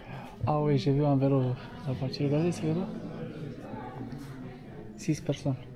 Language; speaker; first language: French; non-native, learner; Romanian